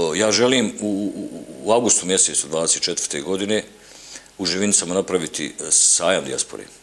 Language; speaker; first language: Bosnian; native; Bosnian